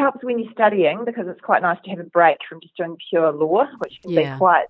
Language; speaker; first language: English; native; English